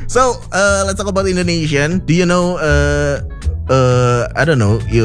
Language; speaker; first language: English; non-native, fluent; Indonesian